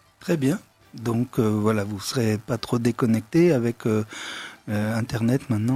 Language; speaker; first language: French; native; French